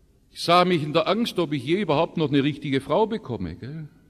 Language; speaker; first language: German; native; German